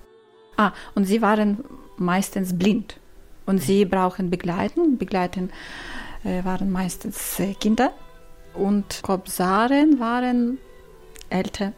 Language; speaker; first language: German; non-native, learner; Ukrainian